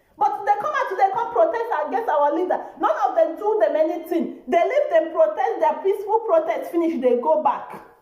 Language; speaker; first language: Nigerian Pidgin; non-native, local second language; Igbo